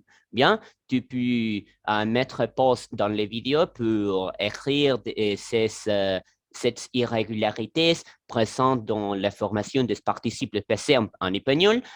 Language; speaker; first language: French; non-native, learner; Spanish